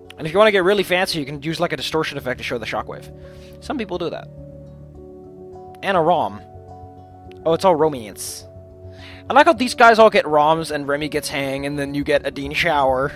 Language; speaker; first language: English; non-native, fluent; Dutch